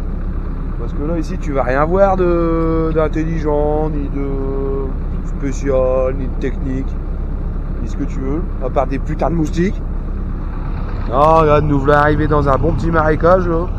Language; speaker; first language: French; native; French